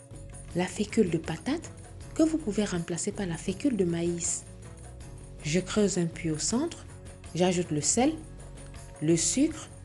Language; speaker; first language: French; native; French